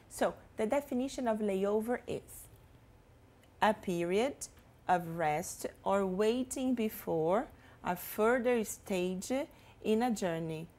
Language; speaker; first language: English; non-native, fluent; Portuguese